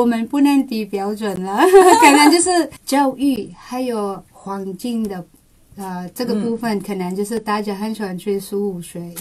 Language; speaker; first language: Chinese; non-native, local second language; Cebuano